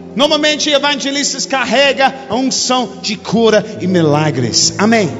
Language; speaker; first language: Portuguese; non-native, fluent; English